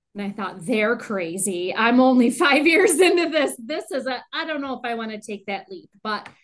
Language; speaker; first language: English; native; English